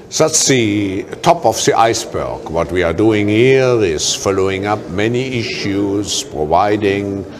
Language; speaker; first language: English; non-native, fluent; German